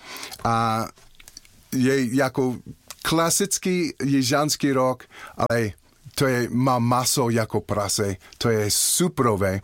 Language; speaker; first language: Czech; non-native, learner; English